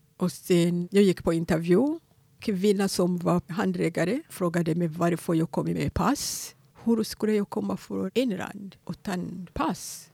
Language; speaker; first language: Swedish; non-native, fluent; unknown